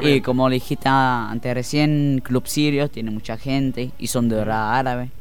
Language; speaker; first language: Spanish; non-native, learner; Arabic